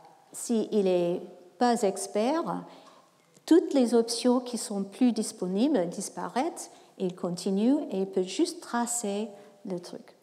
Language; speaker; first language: French; non-native, fluent; English